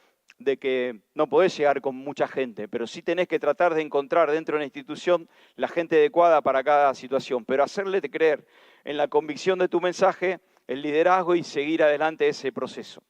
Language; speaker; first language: Spanish; native; Spanish